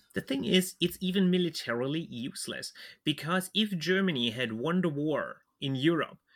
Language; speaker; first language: English; non-native, fluent; German